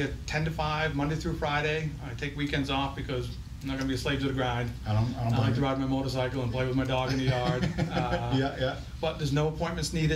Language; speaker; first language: English; native; English